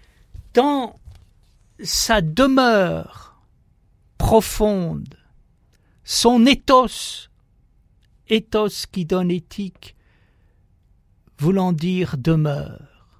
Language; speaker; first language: French; native; French